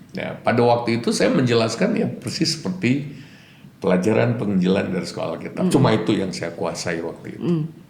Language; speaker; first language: Indonesian; native; Indonesian